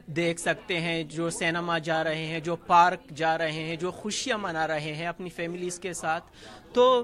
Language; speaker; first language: Urdu; non-native, fluent; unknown